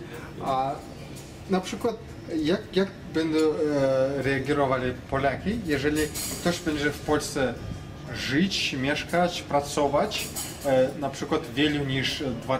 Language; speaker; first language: Polish; non-native, learner; Kazakh